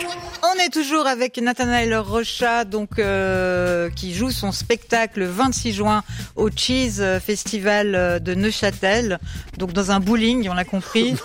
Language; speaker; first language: French; native; French